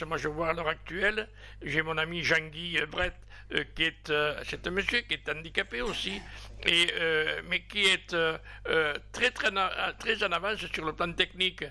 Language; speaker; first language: French; native; French